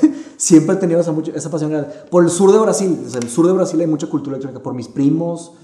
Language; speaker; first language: Spanish; early bilingual, other home language; Portuguese